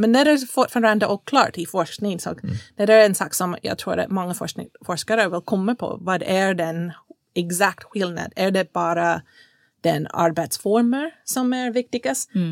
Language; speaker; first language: Swedish; non-native, fluent; English